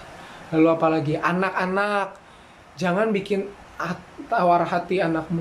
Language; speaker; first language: Indonesian; native; Indonesian